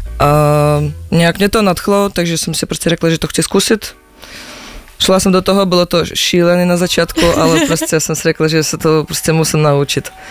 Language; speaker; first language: Czech; non-native, fluent; Russian